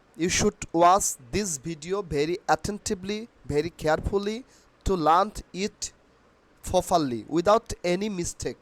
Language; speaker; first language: English; non-native, local second language; Bangla